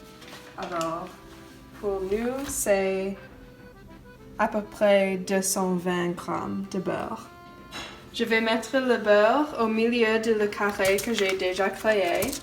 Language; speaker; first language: French; non-native, learner; English